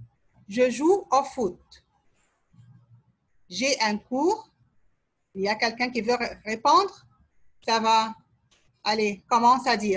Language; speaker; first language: French; non-native, fluent; Arabic